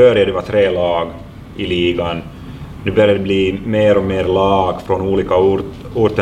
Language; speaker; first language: Swedish; non-native, local second language; Finnish